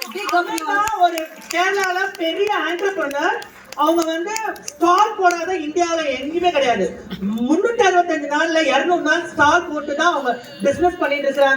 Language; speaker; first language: Tamil; native; Tamil